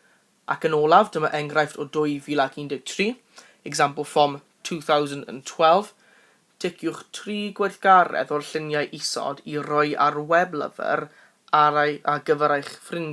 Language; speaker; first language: Welsh; non-native, local second language; English